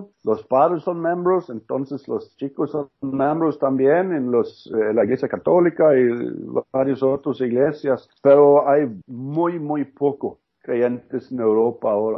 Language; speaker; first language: Spanish; non-native, learner; Norwegian